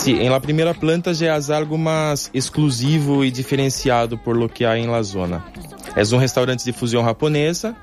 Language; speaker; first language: Spanish; non-native, fluent; Portuguese